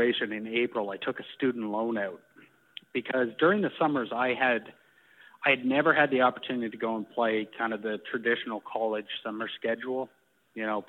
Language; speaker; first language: English; native; English